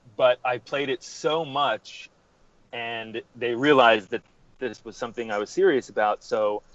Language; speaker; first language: English; native; English